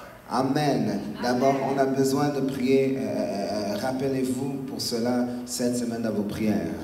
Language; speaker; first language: French; native; French